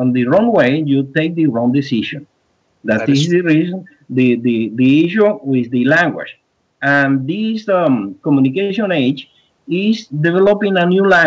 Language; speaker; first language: English; early bilingual, other home language; Spanish